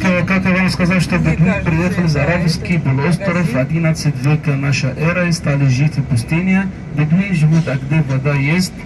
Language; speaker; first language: Russian; non-native, fluent; Arabic